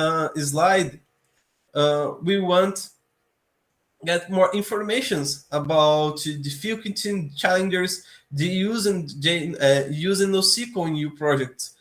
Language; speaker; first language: English; non-native, learner; Portuguese